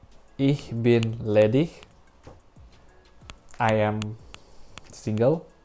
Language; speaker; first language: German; non-native, learner; Indonesian